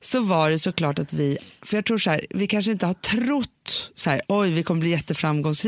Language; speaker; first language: Swedish; native; Swedish